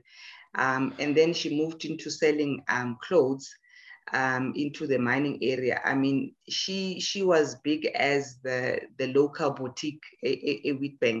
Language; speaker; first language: English; non-native, local second language; Zulu